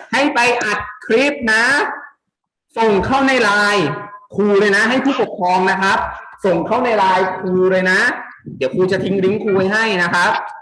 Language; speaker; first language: Thai; native; Thai